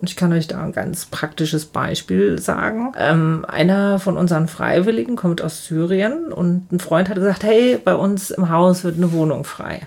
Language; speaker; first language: German; native; German